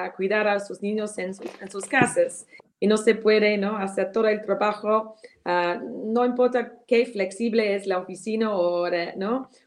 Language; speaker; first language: Spanish; non-native, fluent; English